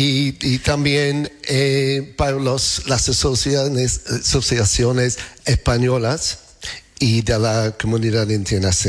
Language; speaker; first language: Spanish; non-native, learner; English